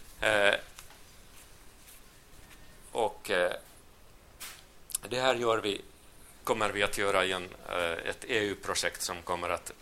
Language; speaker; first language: Swedish; non-native, local second language; Finnish